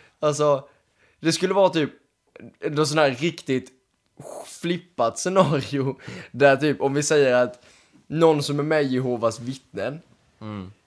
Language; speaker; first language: Swedish; native; Swedish